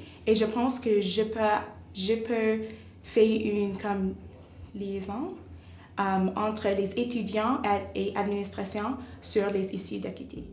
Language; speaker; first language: French; non-native, local second language; English